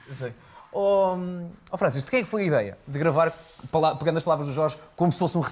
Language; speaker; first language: Portuguese; native; Portuguese